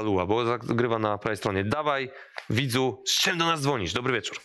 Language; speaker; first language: Polish; native; Polish